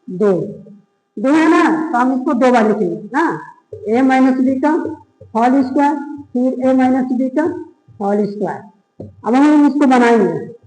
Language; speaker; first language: Hindi; native; Hindi